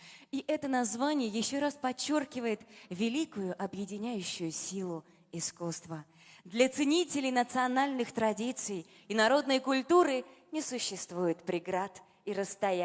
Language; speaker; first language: Russian; native; Russian